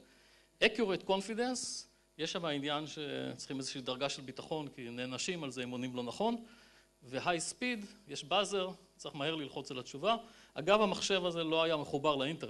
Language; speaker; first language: Hebrew; native; Hebrew